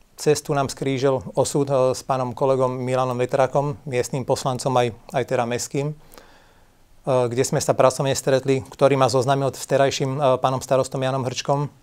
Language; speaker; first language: Slovak; native; Slovak